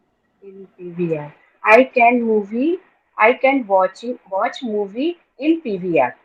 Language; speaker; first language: English; non-native, learner; Hindi